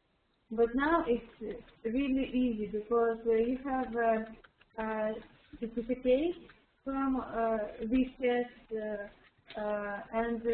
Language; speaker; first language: English; non-native, learner; Russian